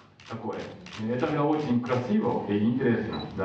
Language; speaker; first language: Russian; non-native, learner; Japanese